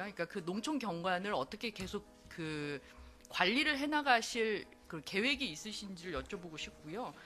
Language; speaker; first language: Korean; native; Korean